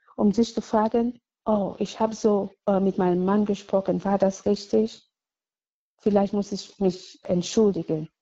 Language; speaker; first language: German; non-native, fluent; English